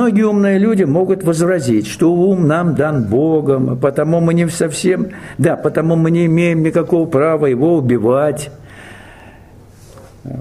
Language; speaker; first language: Russian; native; Russian